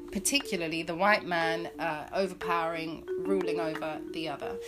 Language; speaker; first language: English; native; English